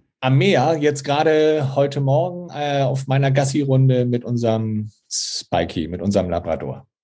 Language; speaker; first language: German; native; German